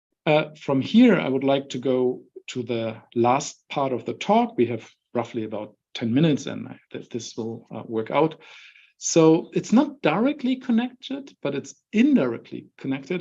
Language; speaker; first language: English; non-native, fluent; German